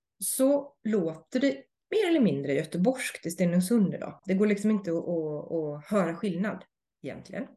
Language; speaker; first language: Swedish; native; Swedish